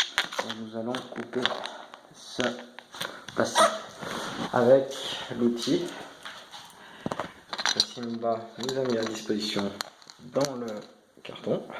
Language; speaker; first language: French; native; French